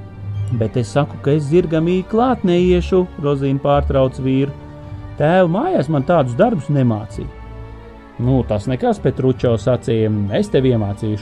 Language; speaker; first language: Latvian; native; Latvian